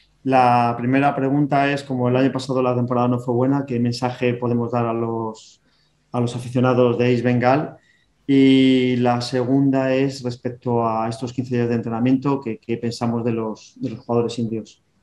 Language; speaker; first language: Spanish; native; Spanish